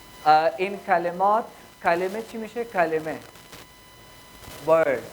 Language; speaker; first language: Persian; non-native, fluent; Urdu